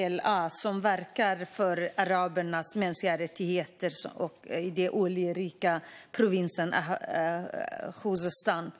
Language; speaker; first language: Swedish; non-native, fluent; Kurdish